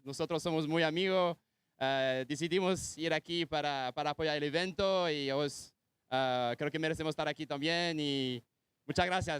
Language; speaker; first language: Spanish; non-native, fluent; Portuguese